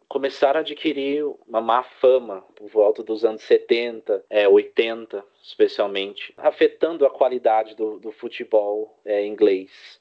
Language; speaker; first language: Portuguese; early bilingual, heritage; Portuguese